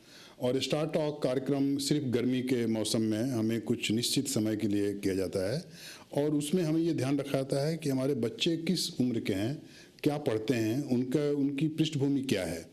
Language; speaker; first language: Hindi; native; Hindi